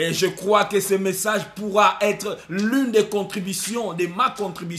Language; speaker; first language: French; non-native, local second language; Lingala